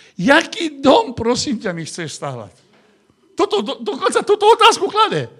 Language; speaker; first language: Slovak; non-native, local second language; Hungarian